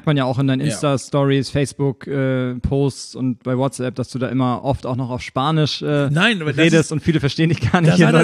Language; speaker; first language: German; native; German